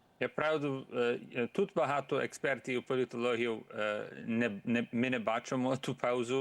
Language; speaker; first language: Ukrainian; early bilingual, heritage; Ukrainian